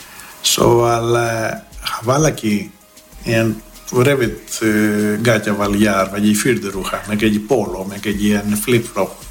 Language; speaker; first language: Hungarian; non-native, fluent; Greek